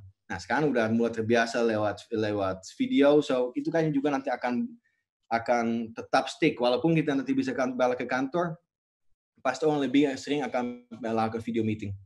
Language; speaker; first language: Indonesian; non-native, fluent; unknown